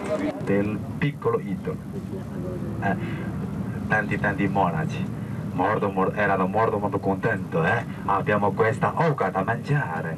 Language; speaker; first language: Italian; non-native, fluent; Chinese